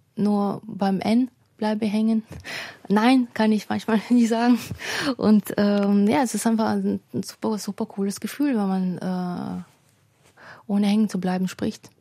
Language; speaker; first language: German; non-native, fluent; Russian